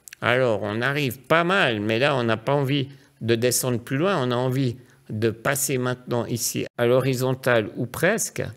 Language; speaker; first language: French; native; French